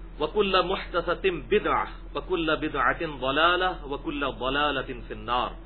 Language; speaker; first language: Urdu; native; Urdu